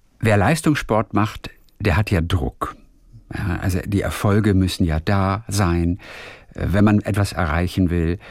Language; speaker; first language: German; native; German